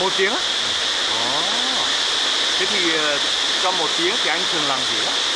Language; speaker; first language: Vietnamese; non-native, fluent; Korean